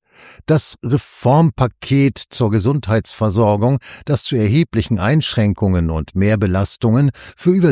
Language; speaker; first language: German; native; German